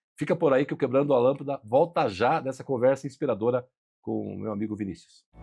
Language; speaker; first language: Portuguese; native; Portuguese